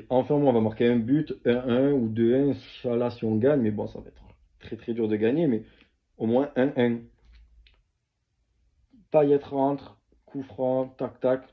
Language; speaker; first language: French; native; French